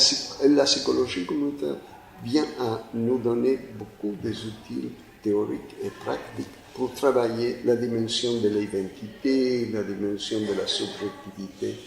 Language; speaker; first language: French; non-native, fluent; Spanish